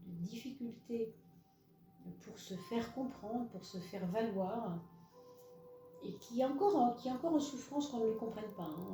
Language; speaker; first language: French; native; French